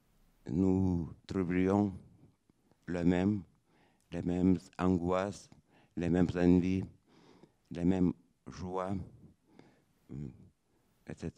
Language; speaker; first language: French; non-native, fluent; Lithuanian